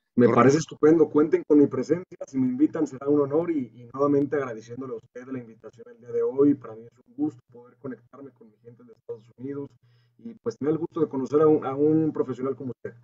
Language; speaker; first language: Spanish; native; Spanish